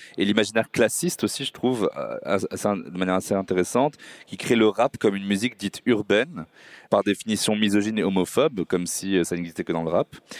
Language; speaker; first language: French; native; French